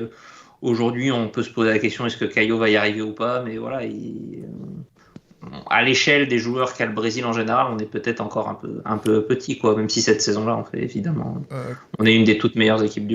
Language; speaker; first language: French; native; French